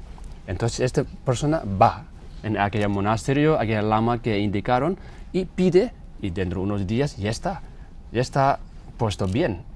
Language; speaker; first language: Spanish; non-native, learner; Tibetan